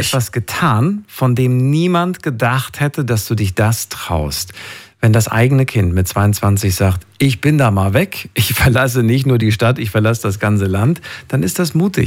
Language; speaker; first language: German; native; German